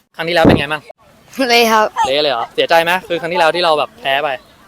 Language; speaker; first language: Thai; native; Thai